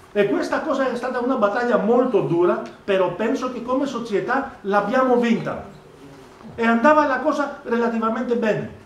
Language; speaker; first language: Italian; non-native, fluent; Greek